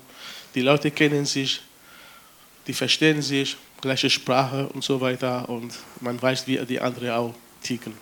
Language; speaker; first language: German; non-native, fluent; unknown